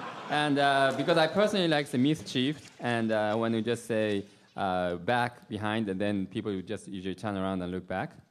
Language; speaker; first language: English; non-native, fluent; Japanese